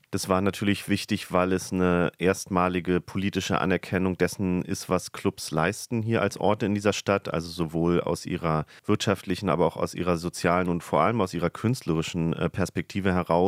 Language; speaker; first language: German; native; German